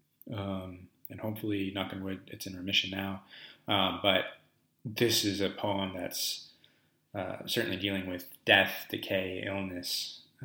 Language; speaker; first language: English; native; English